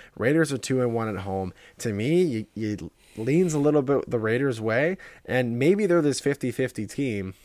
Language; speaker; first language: English; native; English